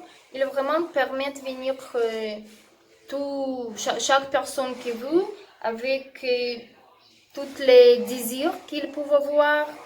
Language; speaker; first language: French; non-native, learner; Russian